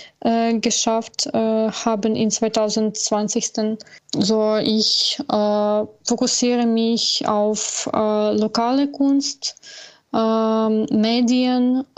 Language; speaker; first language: German; non-native, learner; Ukrainian